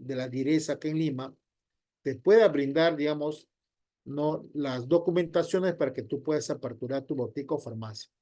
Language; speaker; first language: Spanish; native; Spanish